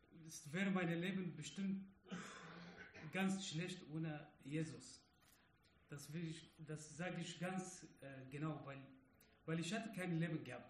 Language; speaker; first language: German; non-native, learner; Arabic